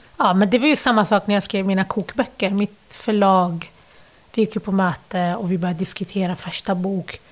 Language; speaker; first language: Swedish; early bilingual, other home language; Arabic